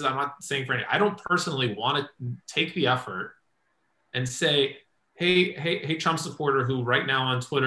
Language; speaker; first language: English; native; English